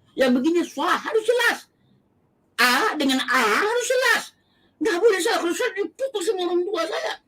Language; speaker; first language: Indonesian; non-native, local second language; Achinese